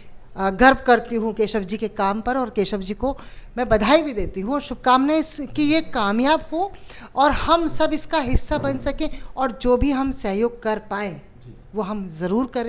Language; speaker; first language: Hindi; native; Hindi